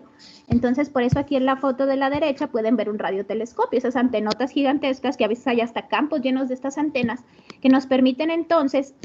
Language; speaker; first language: Spanish; native; Spanish